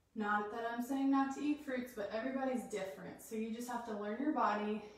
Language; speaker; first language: English; native; English